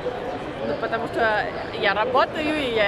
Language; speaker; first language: Russian; early bilingual, heritage; Russian